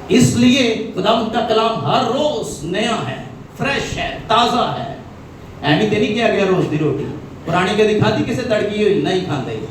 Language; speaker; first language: Urdu; non-native, local second language; Punjabi